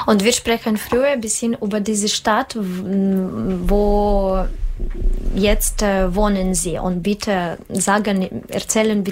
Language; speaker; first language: German; non-native, learner; Russian